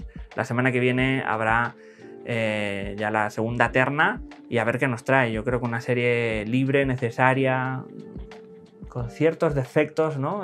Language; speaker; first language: Spanish; native; Spanish